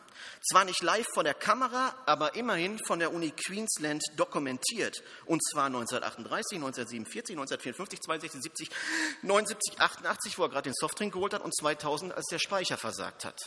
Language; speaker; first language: German; native; German